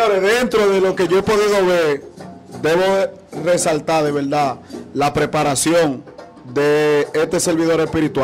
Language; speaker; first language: Spanish; native; Spanish